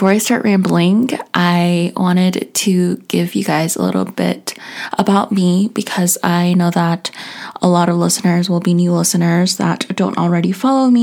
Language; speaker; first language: English; native; English